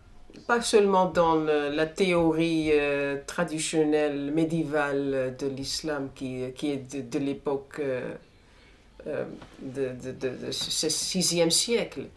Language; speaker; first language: French; non-native, fluent; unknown